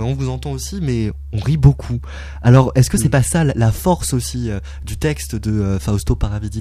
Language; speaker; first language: French; native; French